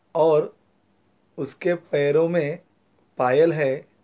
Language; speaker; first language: Hindi; non-native, local second language; Marathi